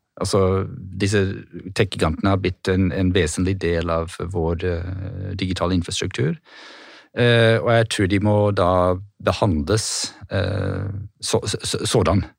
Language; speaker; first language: Norwegian; non-native, fluent; English